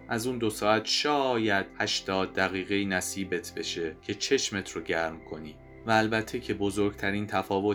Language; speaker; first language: Persian; native; Persian